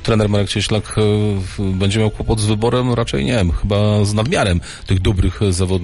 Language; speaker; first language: Polish; native; Polish